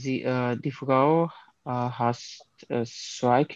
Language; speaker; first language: German; non-native, learner; Urdu